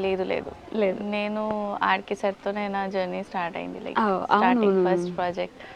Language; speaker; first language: Telugu; non-native, learner; Bangla